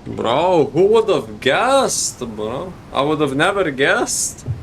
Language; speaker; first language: English; non-native, fluent; Lithuanian